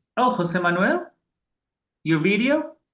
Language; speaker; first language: English; non-native, fluent; Spanish